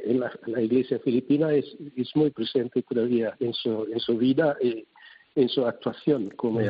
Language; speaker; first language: Spanish; non-native, fluent; Cebuano